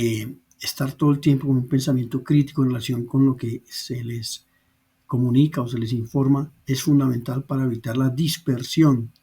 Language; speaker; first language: Spanish; native; Spanish